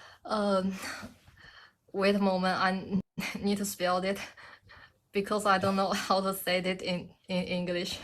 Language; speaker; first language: English; non-native, learner; Chinese